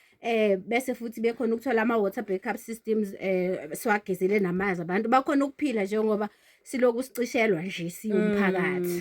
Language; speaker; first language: Zulu; native; Zulu